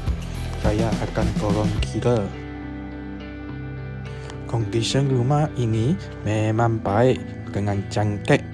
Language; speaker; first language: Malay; non-native, local second language; Chinese